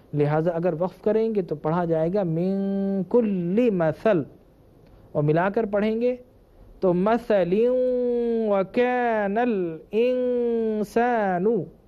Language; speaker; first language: Urdu; native; Urdu